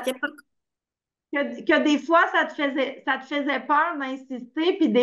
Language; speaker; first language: French; native; French